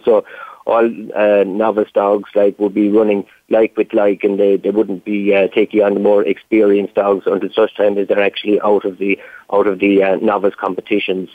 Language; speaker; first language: English; native; English